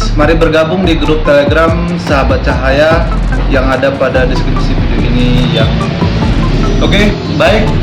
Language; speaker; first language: Indonesian; non-native, local second language; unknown